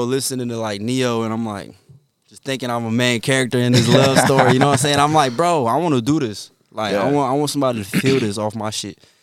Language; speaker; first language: English; early bilingual, other home language; Korean